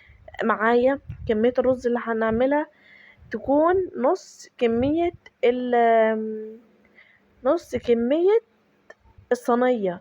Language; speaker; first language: Arabic; native; Arabic